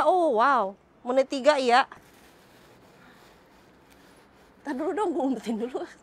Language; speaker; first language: Indonesian; native; Indonesian